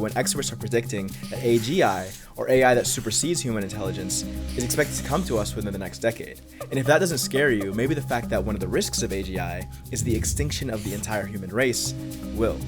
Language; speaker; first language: English; native; English